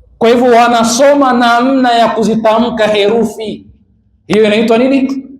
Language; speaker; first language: Swahili; native; Swahili